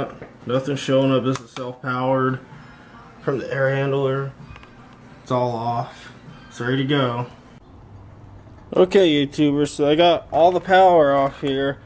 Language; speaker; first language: English; native; English